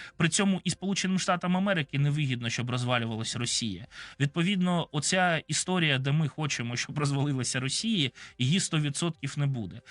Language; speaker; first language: Ukrainian; non-native, local second language; Russian